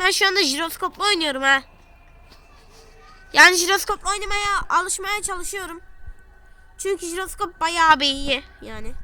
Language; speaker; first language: Turkish; native; Turkish